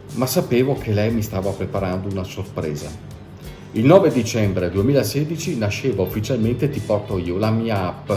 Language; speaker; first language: Italian; native; Italian